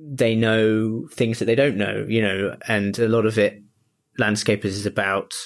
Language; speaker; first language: English; early bilingual, other home language; Japanese